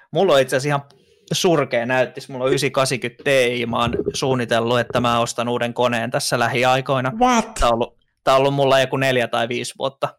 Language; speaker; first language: Finnish; native; Finnish